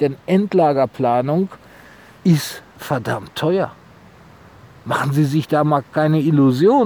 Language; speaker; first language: German; native; German